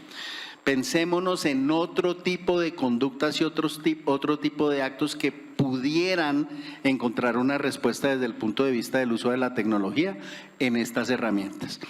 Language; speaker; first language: Spanish; native; Spanish